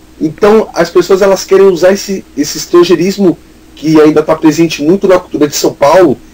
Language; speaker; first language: Portuguese; native; Portuguese